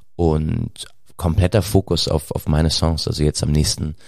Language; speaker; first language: German; native; German